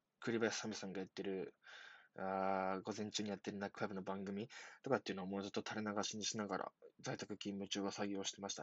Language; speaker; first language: Japanese; native; Japanese